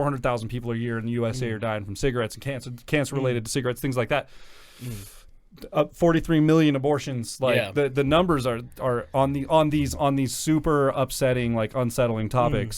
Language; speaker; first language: English; native; English